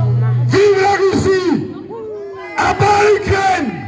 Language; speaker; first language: French; non-native, local second language; Luxembourgish